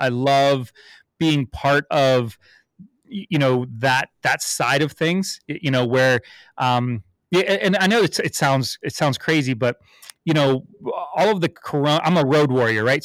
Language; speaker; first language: English; native; English